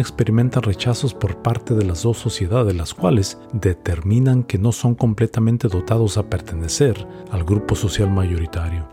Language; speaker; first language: Spanish; native; Spanish